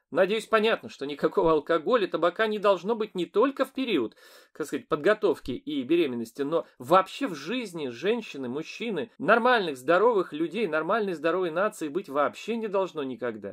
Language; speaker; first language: Russian; native; Russian